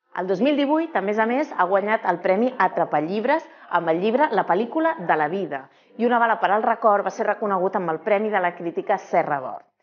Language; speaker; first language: Catalan; native; Catalan